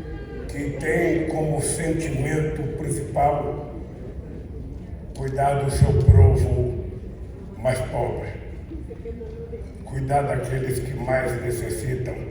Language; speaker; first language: Portuguese; native; Portuguese